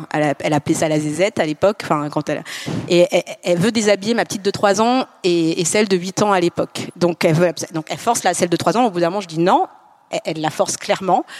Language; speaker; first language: French; native; French